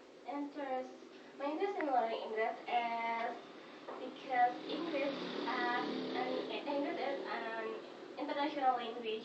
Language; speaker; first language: English; non-native, fluent; Indonesian